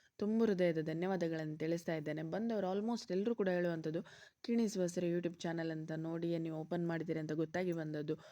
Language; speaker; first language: Kannada; native; Kannada